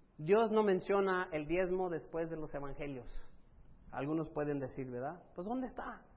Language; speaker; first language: Spanish; early bilingual, other home language; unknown